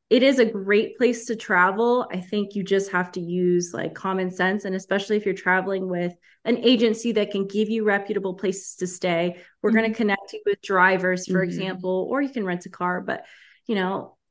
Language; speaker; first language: English; early bilingual, heritage; Spanish